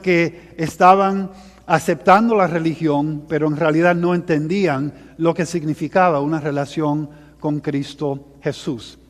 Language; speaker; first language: Spanish; early bilingual, heritage; Spanish